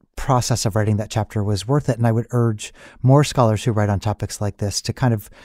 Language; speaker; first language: English; native; English